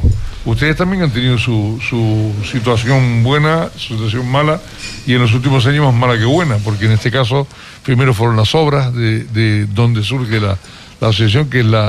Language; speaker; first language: Spanish; native; Spanish